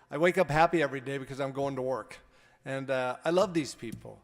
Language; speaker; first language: English; native; English